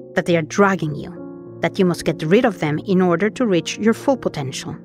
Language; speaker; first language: English; non-native, fluent; Spanish